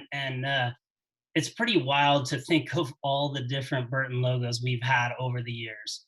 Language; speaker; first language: English; native; English